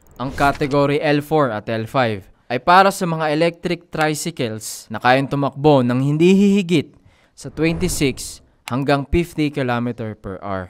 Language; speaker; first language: Filipino; native; Filipino